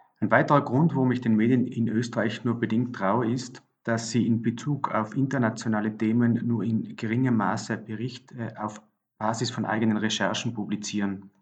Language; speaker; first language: German; native; German